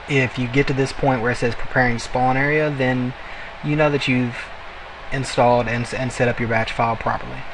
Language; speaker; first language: English; native; English